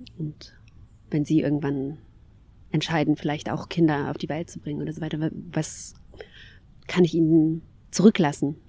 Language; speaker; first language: German; early bilingual, other home language; Kabyle